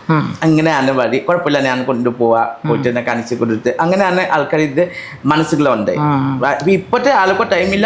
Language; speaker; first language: Malayalam; non-native, fluent; Assamese